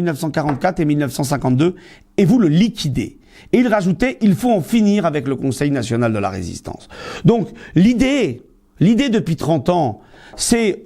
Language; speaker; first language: French; native; French